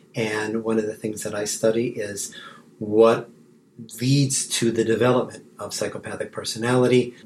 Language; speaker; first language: English; native; English